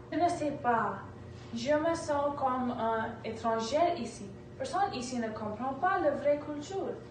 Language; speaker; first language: French; non-native, learner; English